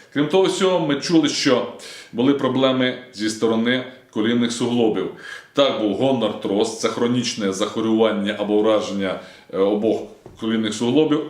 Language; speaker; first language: Ukrainian; native; Ukrainian